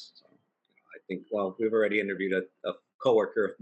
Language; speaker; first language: English; native; English